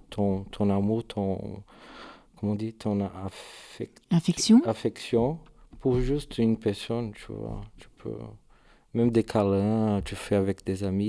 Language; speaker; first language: French; non-native, learner; Portuguese